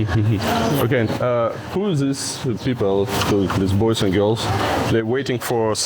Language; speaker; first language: English; non-native, learner; Russian